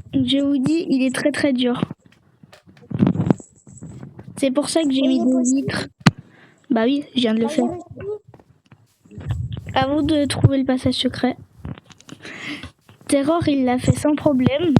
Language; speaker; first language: French; native; French